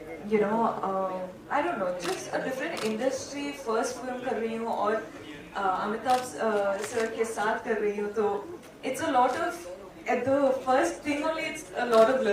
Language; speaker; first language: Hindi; non-native, local second language; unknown